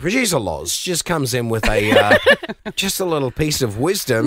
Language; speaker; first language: English; native; English